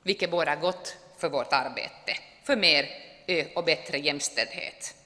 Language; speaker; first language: Swedish; native; Swedish